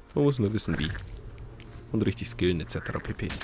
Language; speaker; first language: German; native; German